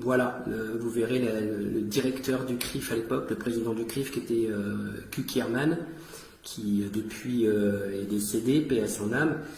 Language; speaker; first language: French; native; French